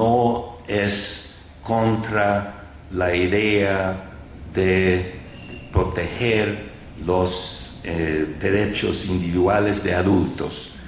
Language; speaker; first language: Spanish; non-native, fluent; English